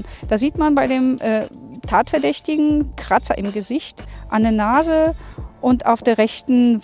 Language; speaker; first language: German; native; German